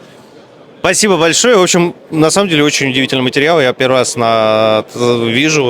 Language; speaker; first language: Russian; native; Russian